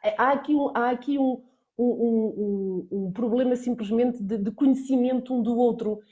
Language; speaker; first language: Portuguese; native; Portuguese